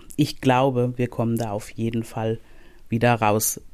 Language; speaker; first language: German; native; German